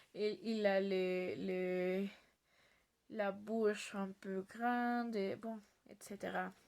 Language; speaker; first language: French; non-native, learner; Spanish